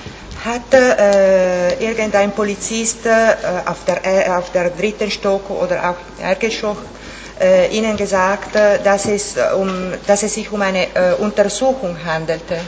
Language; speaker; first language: German; non-native, fluent; Italian